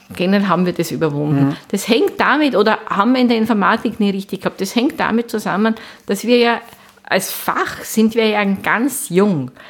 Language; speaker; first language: German; native; German